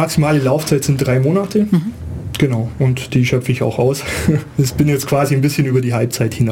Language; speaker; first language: German; native; German